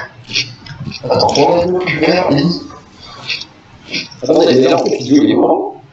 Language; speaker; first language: French; native; French